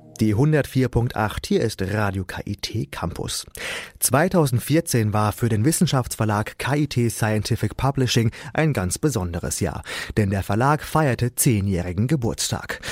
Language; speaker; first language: German; native; German